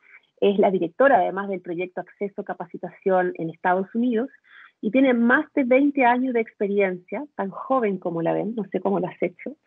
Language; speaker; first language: Spanish; native; Spanish